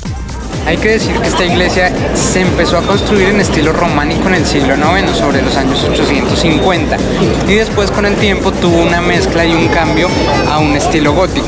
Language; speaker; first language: Spanish; native; Spanish